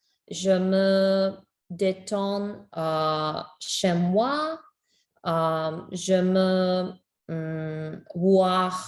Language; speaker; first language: French; non-native, learner; Spanish